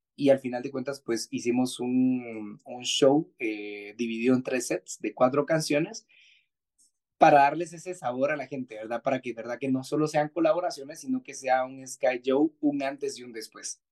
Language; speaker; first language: Spanish; native; Spanish